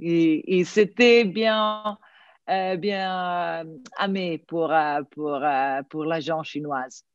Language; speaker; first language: French; non-native, fluent; Italian